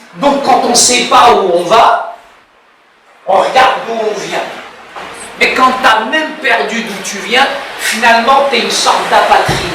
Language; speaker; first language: French; early bilingual, other home language; Arabic